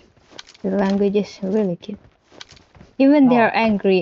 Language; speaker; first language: English; non-native, learner; Indonesian